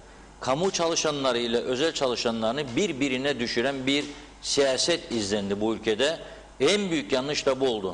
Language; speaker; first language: Turkish; native; Turkish